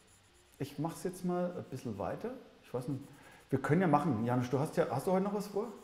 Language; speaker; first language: German; native; German